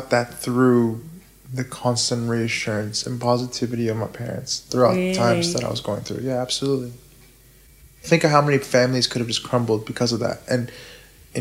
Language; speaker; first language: English; native; English